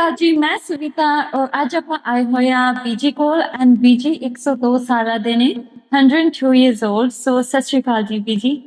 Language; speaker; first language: Punjabi; early bilingual, heritage; Punjabi